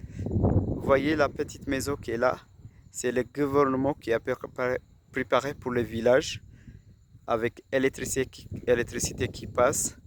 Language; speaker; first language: French; non-native, fluent; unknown